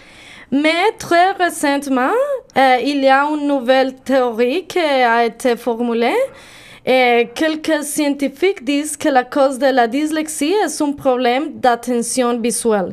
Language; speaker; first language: French; non-native, learner; Spanish